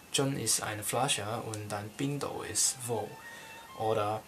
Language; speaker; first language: German; non-native, learner; Cantonese